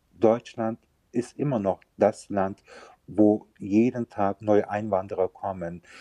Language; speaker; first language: German; early bilingual, other home language; Turkish